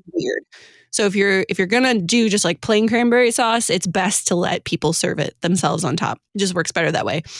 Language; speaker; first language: English; native; English